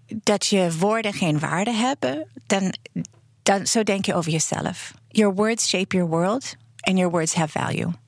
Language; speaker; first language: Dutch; non-native, fluent; English